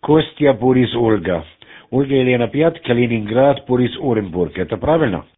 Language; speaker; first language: Russian; non-native, learner; German